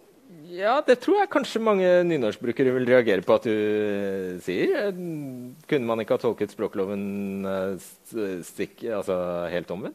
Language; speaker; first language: Norwegian; native; Norwegian